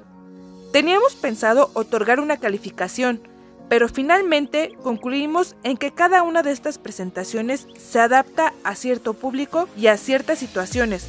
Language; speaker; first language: Spanish; native; Spanish